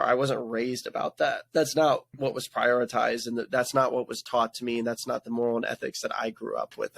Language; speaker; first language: English; native; English